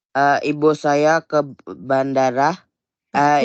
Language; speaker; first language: Indonesian; non-native, learner; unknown